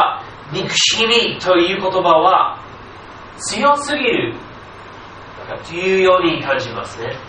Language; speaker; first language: Japanese; non-native, fluent; English